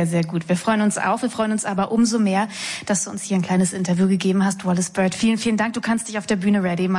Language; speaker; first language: German; native; German